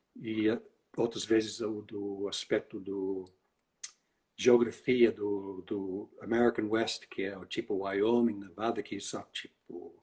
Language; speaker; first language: Portuguese; non-native, fluent; English